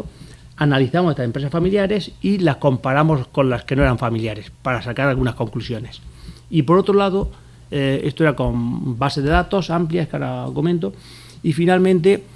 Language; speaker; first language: Spanish; native; Spanish